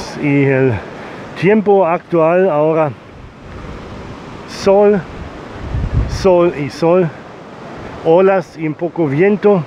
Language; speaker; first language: Spanish; non-native, learner; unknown